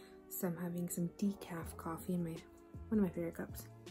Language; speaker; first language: English; early bilingual, other home language; Spanish